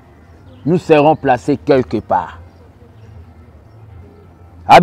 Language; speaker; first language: French; non-native, local second language; Lingala